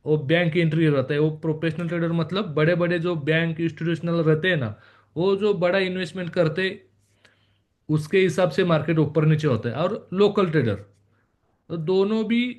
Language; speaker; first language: Hindi; non-native, local second language; Marathi